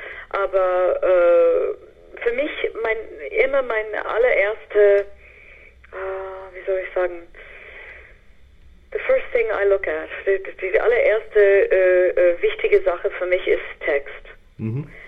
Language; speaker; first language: German; non-native, fluent; English